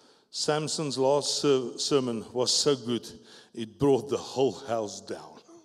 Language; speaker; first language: English; non-native, local second language; Afrikaans